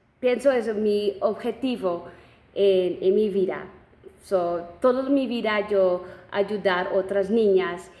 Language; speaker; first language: Spanish; non-native, learner; Dutch